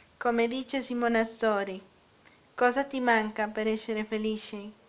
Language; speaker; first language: Italian; non-native, learner; Spanish